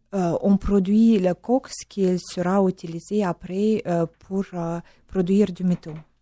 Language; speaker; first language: French; non-native, fluent; Russian